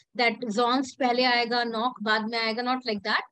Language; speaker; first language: English; non-native, local second language; Hindi